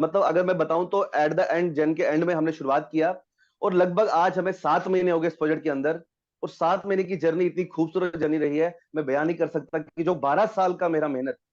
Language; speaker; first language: Hindi; native; Hindi